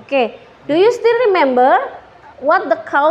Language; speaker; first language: English; non-native, fluent; Indonesian